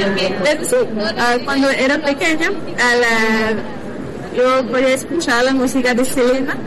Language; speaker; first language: Spanish; non-native, learner; French